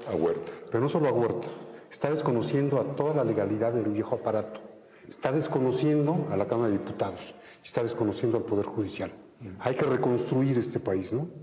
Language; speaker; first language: Spanish; native; Spanish